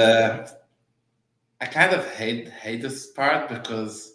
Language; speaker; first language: English; early bilingual, other home language; Yiddish